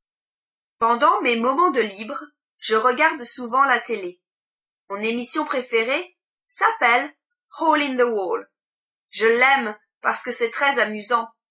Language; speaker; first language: French; non-native, learner; English